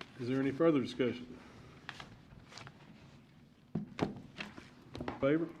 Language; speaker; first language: English; native; English